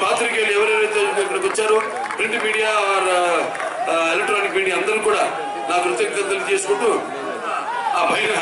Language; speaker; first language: Telugu; native; Telugu